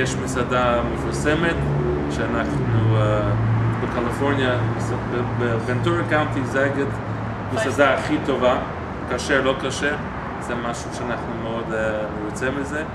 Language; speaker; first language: Hebrew; non-native, fluent; English